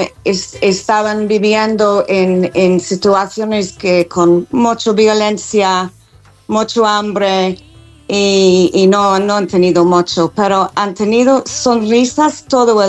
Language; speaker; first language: Spanish; non-native, learner; English